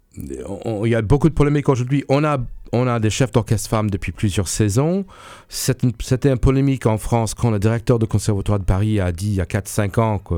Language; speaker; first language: French; non-native, fluent; English